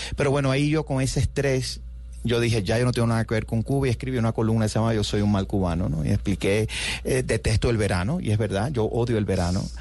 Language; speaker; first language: Spanish; native; Spanish